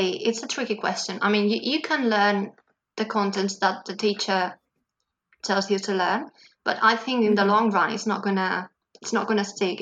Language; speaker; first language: English; non-native, fluent; Catalan